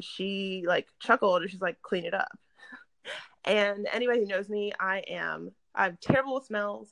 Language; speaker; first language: English; native; English